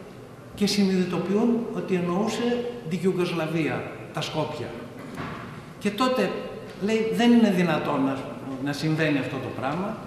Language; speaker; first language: Greek; native; Greek